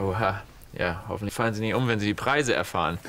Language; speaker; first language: German; native; German